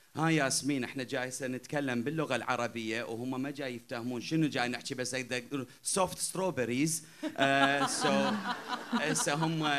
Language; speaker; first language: Arabic; early bilingual, heritage; Arabic